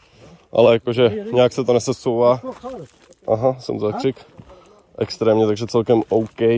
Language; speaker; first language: Czech; native; Czech